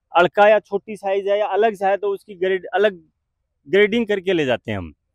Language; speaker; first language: Hindi; native; Hindi